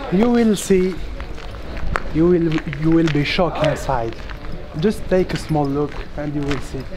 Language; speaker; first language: English; non-native, learner; Arabic